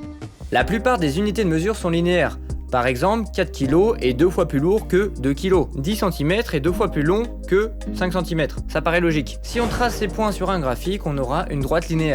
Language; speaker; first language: French; native; French